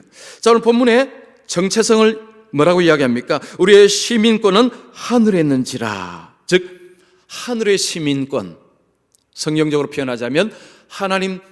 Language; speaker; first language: Korean; native; Korean